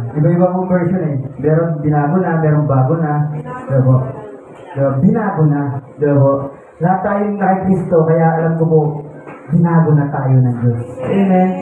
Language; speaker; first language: Filipino; native; Filipino